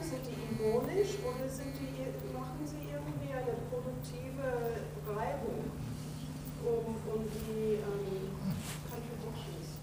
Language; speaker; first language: German; non-native, fluent; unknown